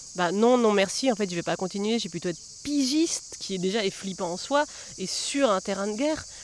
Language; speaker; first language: French; native; French